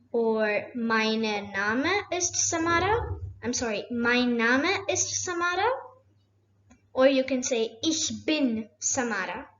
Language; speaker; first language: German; non-native, fluent; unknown